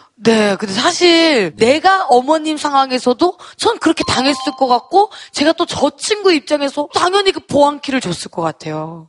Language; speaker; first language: Korean; native; Korean